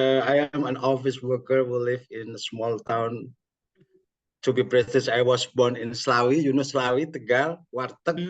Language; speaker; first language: English; non-native, learner; Indonesian